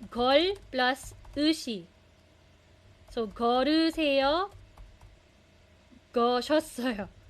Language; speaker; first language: Korean; non-native, fluent; Filipino